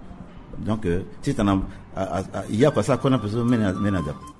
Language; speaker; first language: French; non-native, local second language; Sango